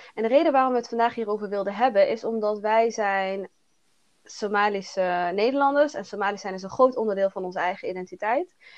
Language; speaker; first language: Dutch; early bilingual, other home language; Somali